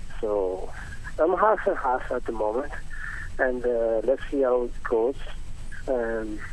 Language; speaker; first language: English; non-native, learner; Italian